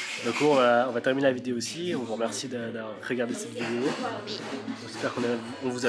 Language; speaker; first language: French; native; French